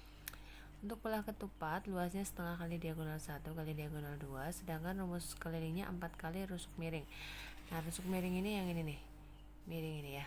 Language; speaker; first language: Indonesian; native; Indonesian